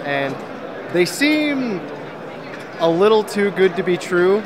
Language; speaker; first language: English; native; English